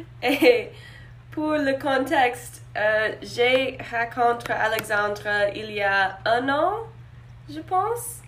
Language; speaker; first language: French; non-native, learner; English